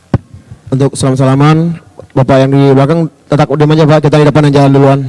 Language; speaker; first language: Indonesian; native; Indonesian